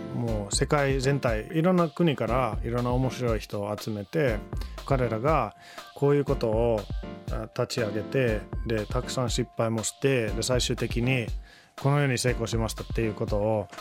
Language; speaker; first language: Japanese; non-native, fluent; Finnish